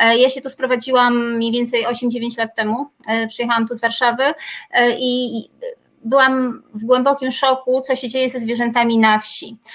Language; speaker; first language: Polish; native; Polish